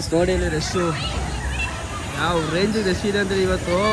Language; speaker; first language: Kannada; native; Kannada